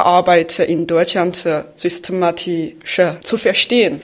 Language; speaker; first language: German; non-native, fluent; Chinese